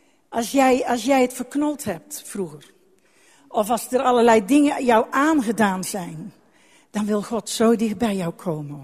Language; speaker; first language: Dutch; native; Dutch